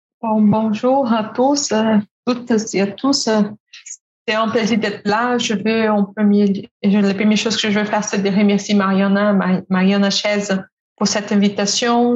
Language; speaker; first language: French; non-native, fluent; Portuguese